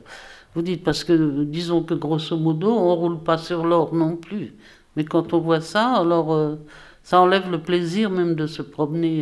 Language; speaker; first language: French; native; French